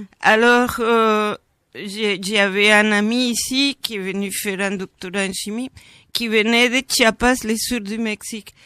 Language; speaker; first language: French; non-native, fluent; Spanish